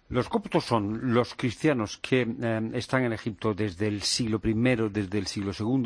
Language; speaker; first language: Spanish; native; Spanish